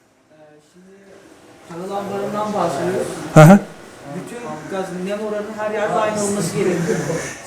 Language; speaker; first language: Turkish; native; Turkish